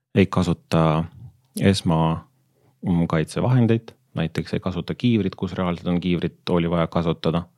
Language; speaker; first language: Estonian; non-native, local second language; Russian